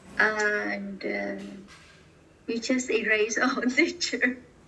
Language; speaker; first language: English; non-native, learner; Vietnamese